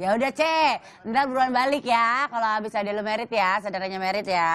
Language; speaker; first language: Indonesian; native; Indonesian